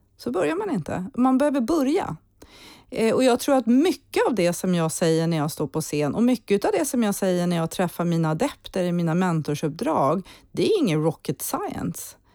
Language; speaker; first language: Swedish; early bilingual, heritage; Swedish